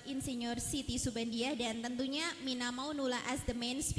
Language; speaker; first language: Indonesian; native; Indonesian